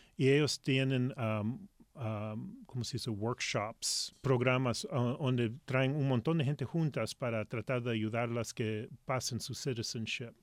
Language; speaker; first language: Spanish; early bilingual, heritage; Spanish